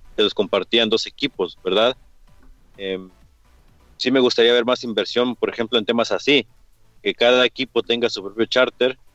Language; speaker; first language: Spanish; early bilingual, heritage; Spanish